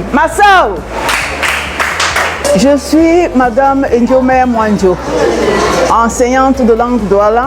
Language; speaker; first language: French; non-native, local second language; Duala